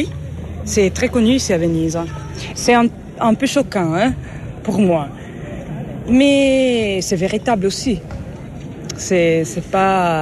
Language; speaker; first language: French; non-native, learner; Italian